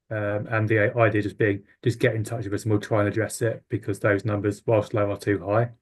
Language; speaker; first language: English; native; English